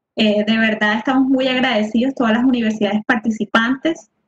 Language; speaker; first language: Spanish; native; Spanish